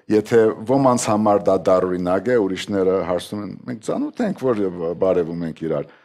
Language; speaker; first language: Armenian; early bilingual, heritage; Armenian